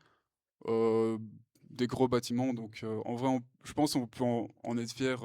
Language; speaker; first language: French; native; French